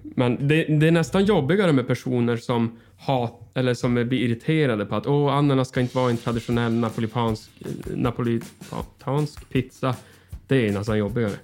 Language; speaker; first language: Swedish; native; Swedish